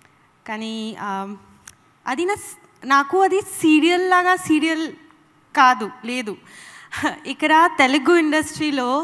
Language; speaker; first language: Telugu; non-native, local second language; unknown